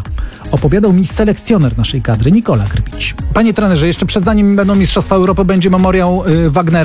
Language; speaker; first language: Polish; native; Polish